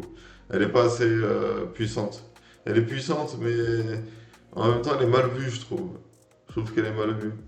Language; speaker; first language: French; native; French